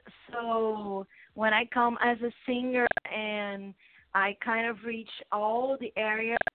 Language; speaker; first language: English; non-native, fluent; Portuguese